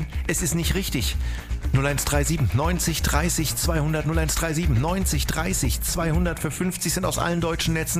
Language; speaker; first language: German; native; German